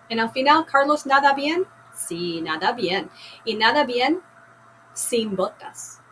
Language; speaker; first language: Spanish; non-native, fluent; English